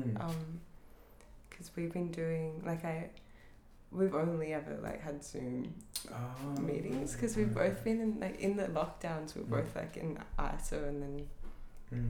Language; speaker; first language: English; native; English